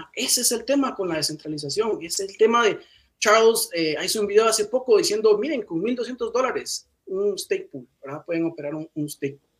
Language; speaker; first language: Spanish; native; Spanish